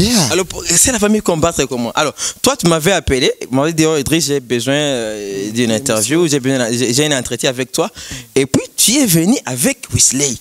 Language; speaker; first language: French; non-native, local second language; Rundi